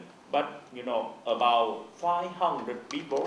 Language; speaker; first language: English; non-native, learner; Vietnamese